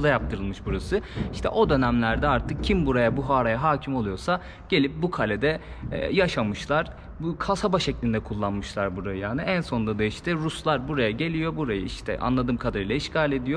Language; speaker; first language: Turkish; native; Turkish